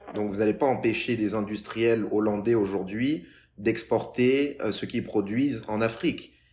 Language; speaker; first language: French; non-native, local second language; Lingala